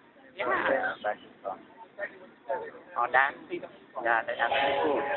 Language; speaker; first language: English; non-native, learner; Vietnamese